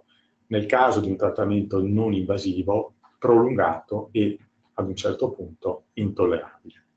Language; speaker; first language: Italian; native; Italian